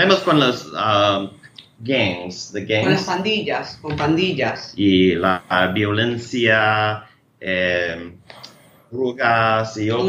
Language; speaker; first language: Spanish; non-native, learner; English